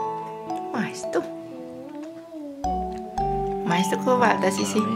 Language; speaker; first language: Finnish; non-native, learner; Indonesian